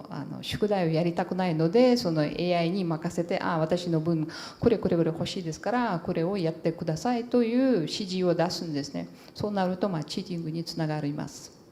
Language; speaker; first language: Japanese; non-native, fluent; Portuguese